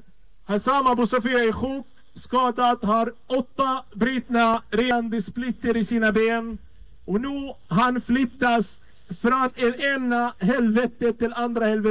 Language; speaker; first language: Swedish; non-native, fluent; Arabic